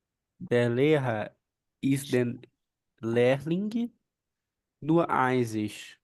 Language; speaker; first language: German; non-native, learner; Portuguese